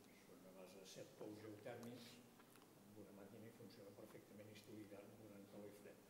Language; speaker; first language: Catalan; native; Catalan